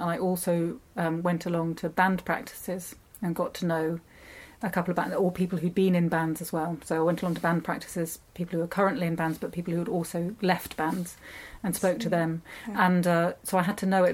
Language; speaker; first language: English; native; English